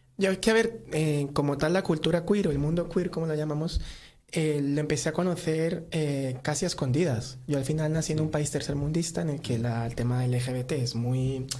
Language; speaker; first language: Spanish; native; Spanish